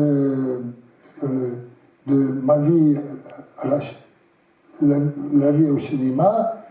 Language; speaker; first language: French; non-native, learner; Russian